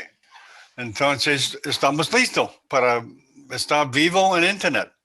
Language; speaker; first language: Spanish; non-native, learner; English